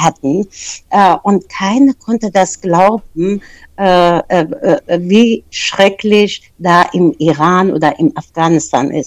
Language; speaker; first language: German; non-native, fluent; Persian